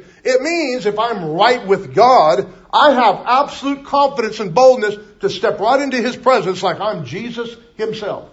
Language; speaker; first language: English; native; English